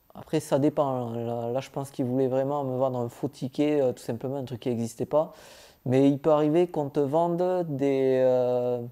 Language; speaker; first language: French; native; French